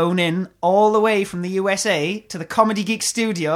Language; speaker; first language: English; native; English